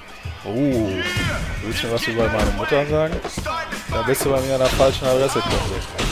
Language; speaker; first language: German; native; German